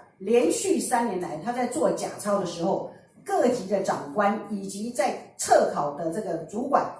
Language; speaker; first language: Chinese; native; Chinese